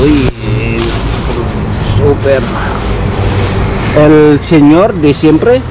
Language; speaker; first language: Spanish; non-native, learner; Filipino